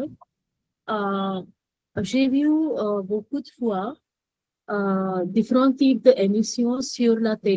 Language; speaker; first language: French; non-native, learner; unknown